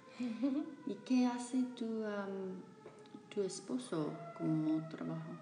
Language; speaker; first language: Spanish; non-native, fluent; English